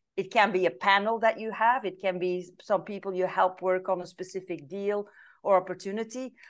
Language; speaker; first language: English; non-native, fluent; Dutch